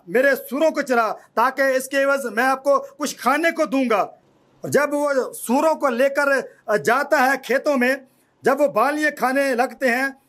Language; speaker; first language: Urdu; non-native, local second language; Punjabi